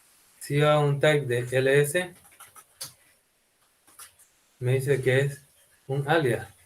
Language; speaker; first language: Spanish; native; Spanish